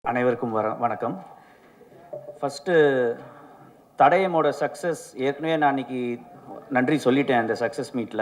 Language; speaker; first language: Tamil; native; Tamil